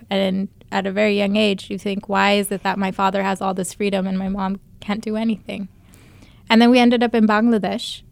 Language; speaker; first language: English; early bilingual, other home language; Bangla